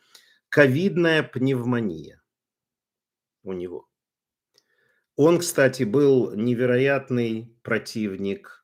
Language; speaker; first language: Russian; native; Russian